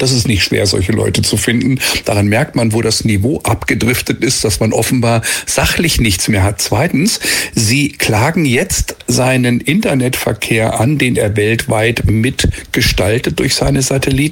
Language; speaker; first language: German; native; German